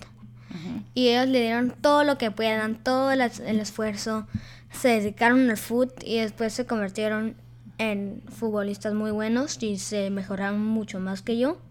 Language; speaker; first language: Spanish; early bilingual, heritage; Spanish